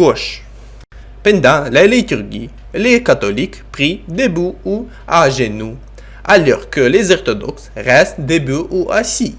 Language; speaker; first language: French; non-native, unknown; Ukrainian